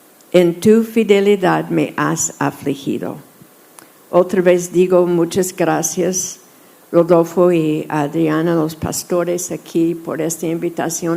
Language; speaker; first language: Spanish; non-native, fluent; English